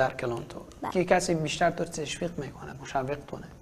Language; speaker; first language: Persian; native; Persian